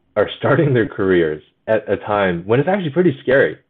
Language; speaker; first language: English; early bilingual, other home language; Chinese